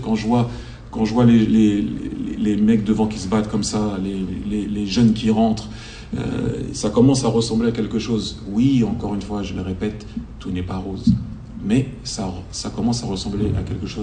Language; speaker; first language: French; native; French